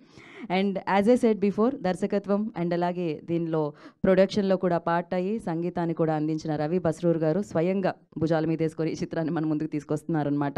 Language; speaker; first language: Telugu; native; Telugu